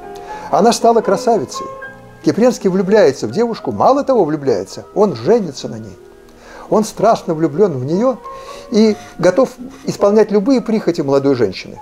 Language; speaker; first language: Russian; native; Russian